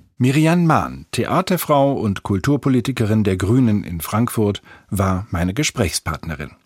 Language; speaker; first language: German; native; German